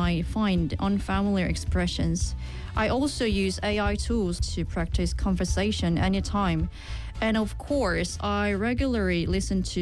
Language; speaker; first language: English; non-native, fluent; Korean